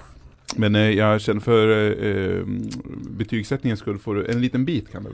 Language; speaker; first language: Swedish; native; Swedish